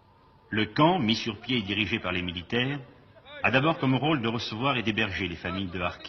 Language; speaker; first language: French; native; French